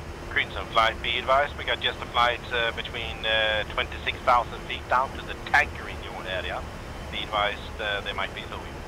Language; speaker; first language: English; non-native, fluent; Swedish